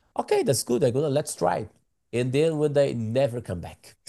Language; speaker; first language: English; non-native, learner; Portuguese